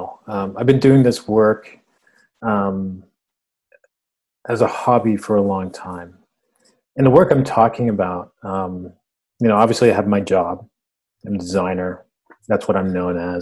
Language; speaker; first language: English; early bilingual, other home language; Spanish